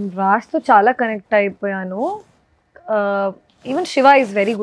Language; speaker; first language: Telugu; non-native, local second language; Hindi